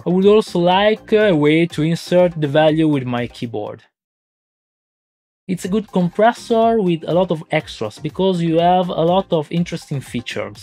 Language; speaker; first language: English; non-native, fluent; Italian